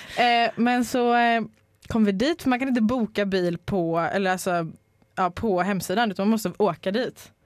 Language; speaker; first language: Swedish; native; Swedish